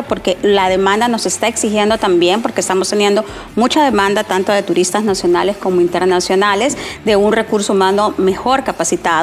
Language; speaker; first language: Spanish; native; Spanish